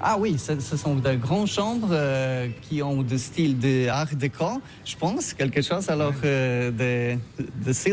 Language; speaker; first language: French; non-native, learner; Polish